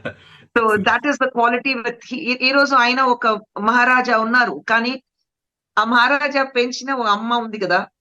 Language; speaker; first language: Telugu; non-native, fluent; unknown